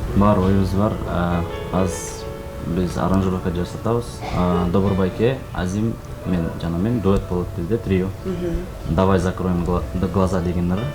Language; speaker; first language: Kyrgyz; non-native, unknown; Russian